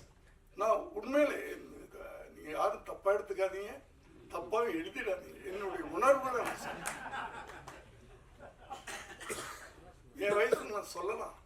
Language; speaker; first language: Tamil; native; Tamil